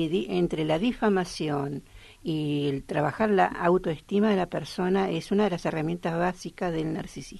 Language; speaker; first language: Spanish; native; Spanish